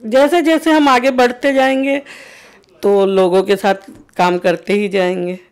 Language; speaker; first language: Hindi; native; Hindi